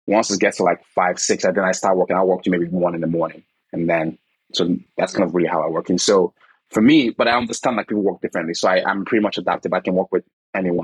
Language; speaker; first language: English; non-native, local second language; Igbo